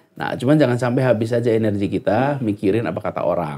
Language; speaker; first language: Indonesian; native; Indonesian